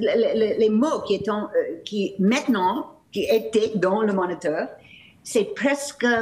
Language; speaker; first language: French; non-native, fluent; English